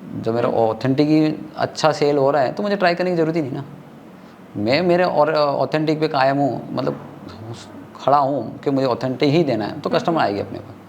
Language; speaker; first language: Hindi; non-native, local second language; Tamil